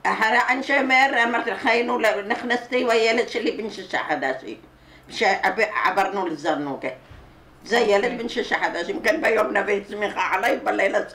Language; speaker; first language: Hebrew; non-native, learner; Arabic